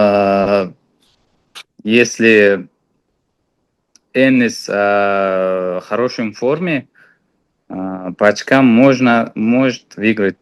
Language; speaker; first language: Russian; non-native, fluent; Uzbek